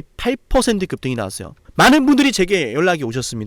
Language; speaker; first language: Korean; native; Korean